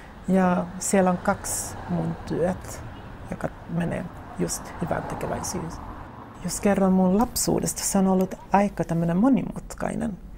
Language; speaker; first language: Finnish; non-native, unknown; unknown